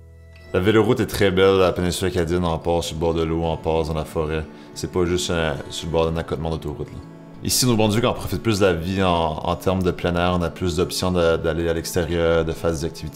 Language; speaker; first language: French; native; French